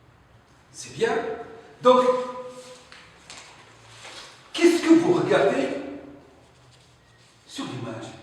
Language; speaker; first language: French; non-native, local second language; Arabic